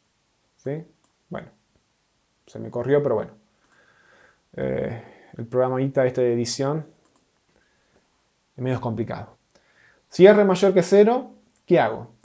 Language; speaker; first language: Spanish; native; Spanish